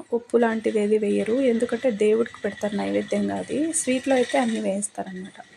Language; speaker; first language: Telugu; non-native, local second language; Lambadi